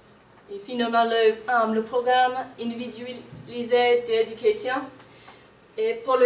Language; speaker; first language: French; non-native, learner; English